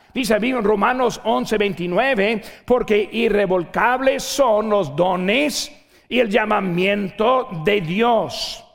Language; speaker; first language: Spanish; non-native, fluent; English